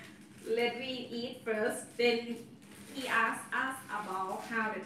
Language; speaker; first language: English; non-native, learner; Thai